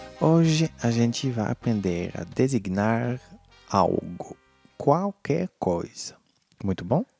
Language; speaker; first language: Portuguese; non-native, fluent; French